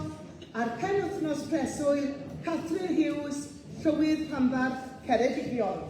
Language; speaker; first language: Welsh; native; Welsh